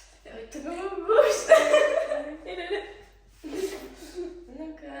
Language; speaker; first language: Albanian; early bilingual, heritage; Albanian